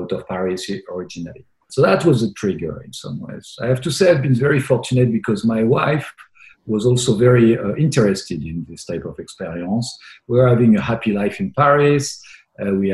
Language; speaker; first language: English; non-native, fluent; French